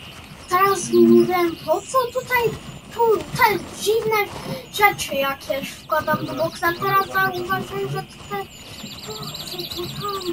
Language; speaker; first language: Polish; early bilingual, heritage; Polish